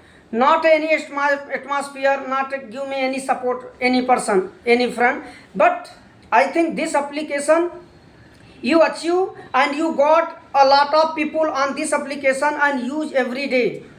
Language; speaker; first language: English; non-native, learner; Hindi